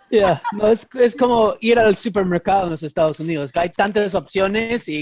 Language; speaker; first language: Spanish; non-native, fluent; English